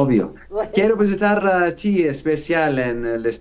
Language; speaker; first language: Spanish; non-native, learner; Arabic